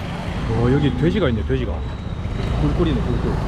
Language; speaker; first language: Korean; native; Korean